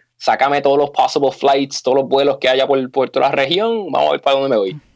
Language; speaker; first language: Spanish; native; Spanish